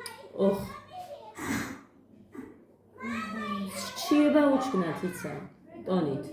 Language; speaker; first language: Georgian; native; Georgian